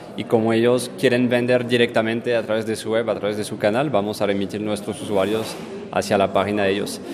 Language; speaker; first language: Spanish; non-native, fluent; French